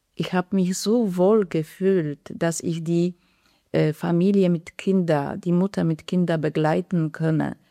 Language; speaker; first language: German; non-native, fluent; Polish